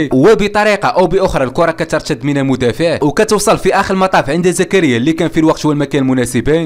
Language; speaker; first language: Arabic; native; Arabic